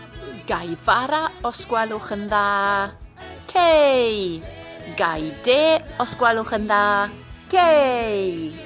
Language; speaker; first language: Welsh; non-native, learner; Spanish